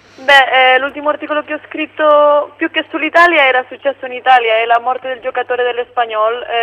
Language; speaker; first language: Italian; non-native, fluent; Spanish